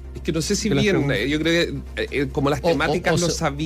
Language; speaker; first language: Spanish; native; Spanish